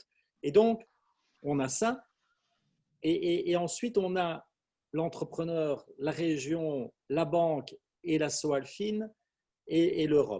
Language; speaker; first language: French; native; French